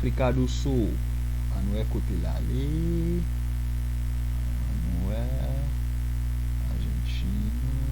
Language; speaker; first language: Portuguese; non-native, fluent; Haitian Creole